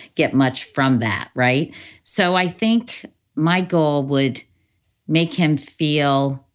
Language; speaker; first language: English; native; English